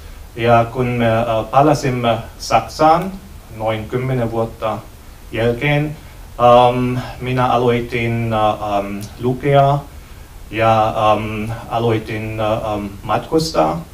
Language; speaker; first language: Finnish; non-native, learner; German